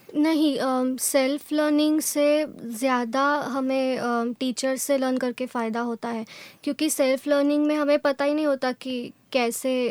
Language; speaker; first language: Hindi; non-native, local second language; Gujarati